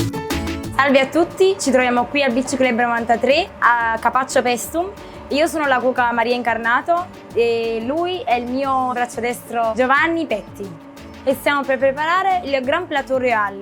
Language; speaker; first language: Italian; native; Italian